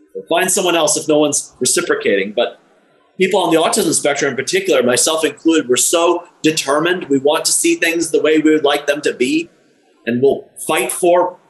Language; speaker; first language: English; native; English